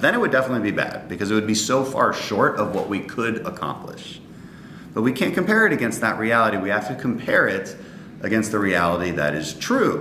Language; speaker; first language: English; native; English